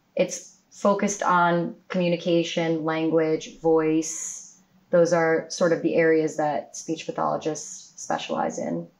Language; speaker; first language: English; native; English